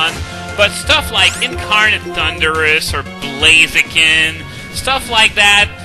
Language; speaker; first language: English; native; English